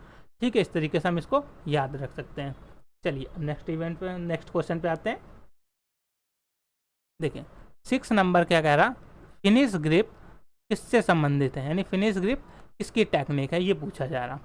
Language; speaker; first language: Hindi; native; Hindi